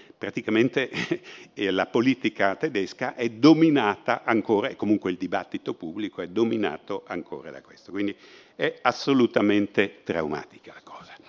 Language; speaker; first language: Italian; native; Italian